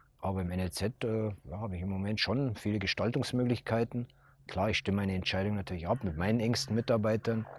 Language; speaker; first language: German; native; German